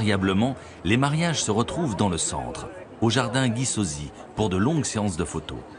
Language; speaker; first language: French; native; French